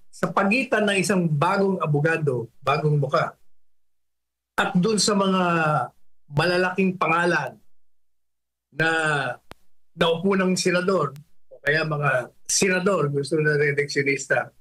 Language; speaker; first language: Filipino; native; Filipino